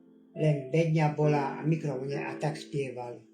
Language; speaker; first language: Slovak; non-native, local second language; Hungarian